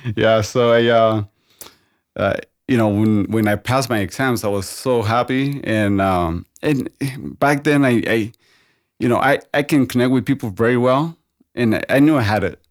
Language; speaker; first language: English; non-native, fluent; Spanish